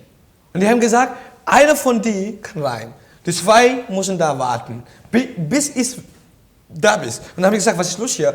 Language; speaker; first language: German; non-native, fluent; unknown